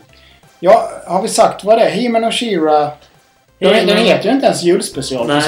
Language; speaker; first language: Swedish; native; Swedish